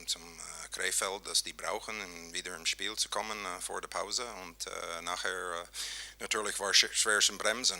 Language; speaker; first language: German; non-native, fluent; English